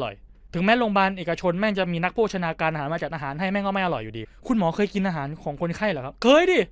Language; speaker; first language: Thai; native; Thai